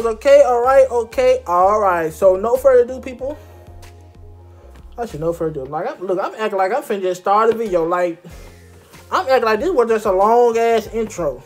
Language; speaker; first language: English; native; English